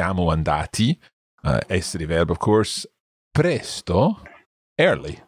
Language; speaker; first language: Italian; non-native, fluent; English